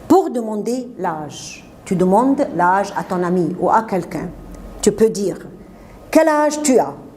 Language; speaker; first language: French; non-native, fluent; Arabic